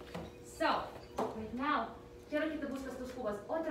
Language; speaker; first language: Spanish; early bilingual, heritage; Spanish